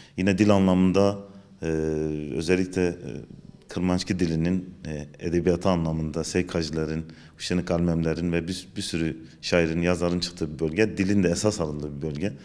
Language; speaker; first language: Turkish; non-native, local second language; Zaza